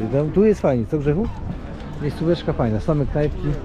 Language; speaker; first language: Polish; native; Polish